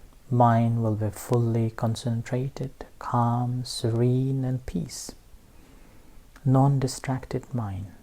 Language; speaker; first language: English; non-native, fluent; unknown